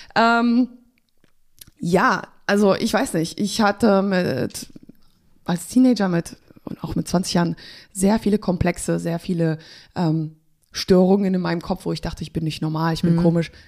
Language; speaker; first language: German; early bilingual, other home language; Polish